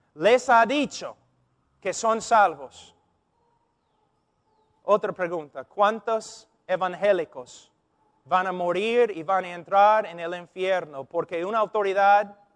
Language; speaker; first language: Spanish; non-native, fluent; English